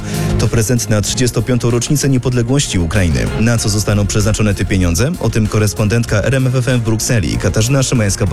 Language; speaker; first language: Polish; native; Polish